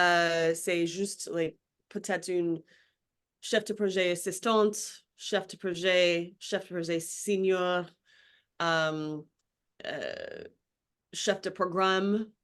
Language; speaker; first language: French; non-native, learner; English